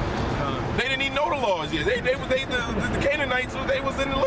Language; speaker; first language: English; native; English